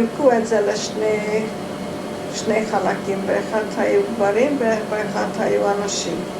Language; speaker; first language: Hebrew; non-native, fluent; Hungarian